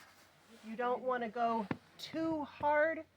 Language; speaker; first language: English; native; English